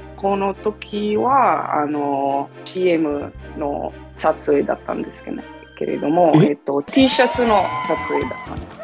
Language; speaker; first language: Japanese; non-native, fluent; Italian